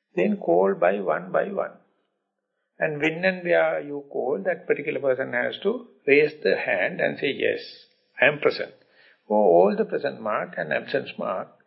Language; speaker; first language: English; non-native, local second language; Sinhala